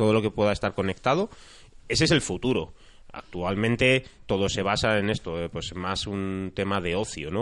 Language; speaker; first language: Spanish; native; Spanish